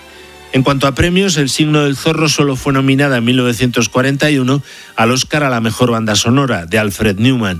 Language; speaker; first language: Spanish; native; Spanish